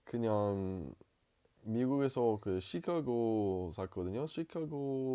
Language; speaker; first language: Korean; non-native, learner; English